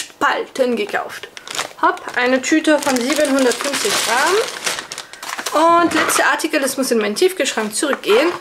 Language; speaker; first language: German; non-native, fluent; French